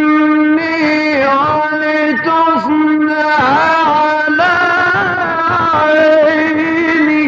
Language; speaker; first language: Arabic; native; Arabic